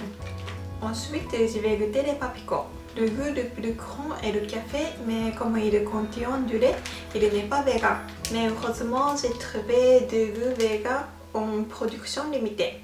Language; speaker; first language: French; non-native, fluent; Japanese